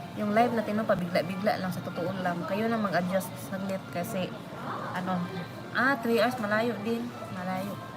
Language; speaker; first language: Filipino; non-native, local second language; Waray